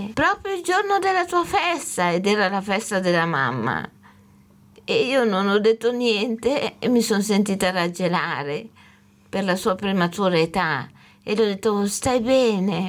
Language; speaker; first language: Italian; native; Italian